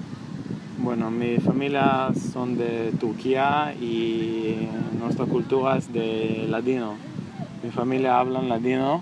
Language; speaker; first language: Spanish; non-native, learner; Hebrew